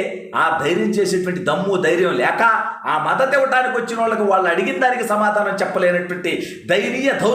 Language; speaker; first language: Telugu; native; Telugu